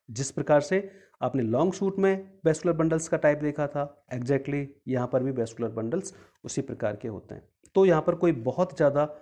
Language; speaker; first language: Hindi; native; Hindi